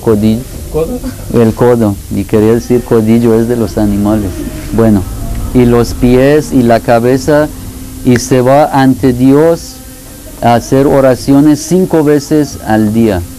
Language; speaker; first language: Spanish; non-native, fluent; Persian